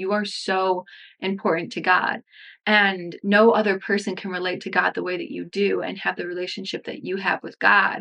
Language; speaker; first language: English; native; English